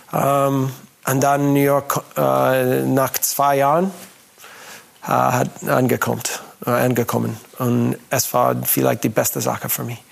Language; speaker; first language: German; non-native, learner; English